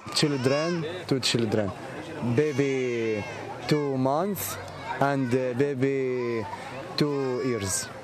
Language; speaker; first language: English; non-native, learner; Arabic